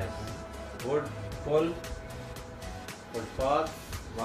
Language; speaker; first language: English; non-native, learner; Urdu